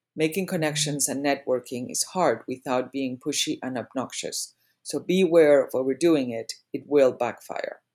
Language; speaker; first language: English; non-native, fluent; Spanish